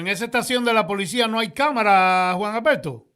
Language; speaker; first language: Spanish; native; Spanish